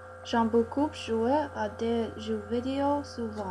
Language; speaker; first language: French; non-native, learner; English